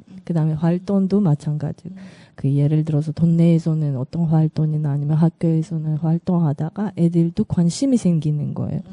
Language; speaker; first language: Korean; non-native, learner; Russian